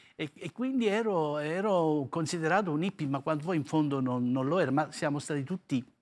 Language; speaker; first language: Italian; native; Italian